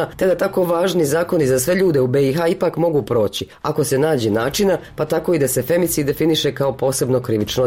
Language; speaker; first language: Serbian; native; Serbian